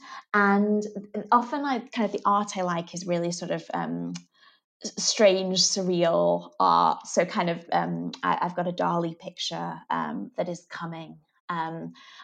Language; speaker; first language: English; native; English